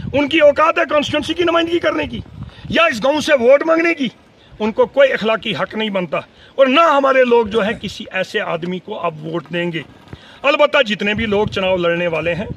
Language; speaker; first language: Urdu; non-native, local second language; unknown